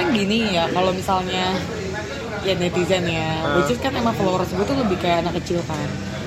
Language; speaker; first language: Indonesian; native; Indonesian